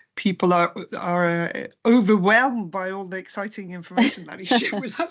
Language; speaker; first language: English; non-native, fluent; Norwegian